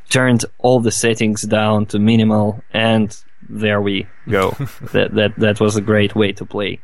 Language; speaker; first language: English; non-native, fluent; Russian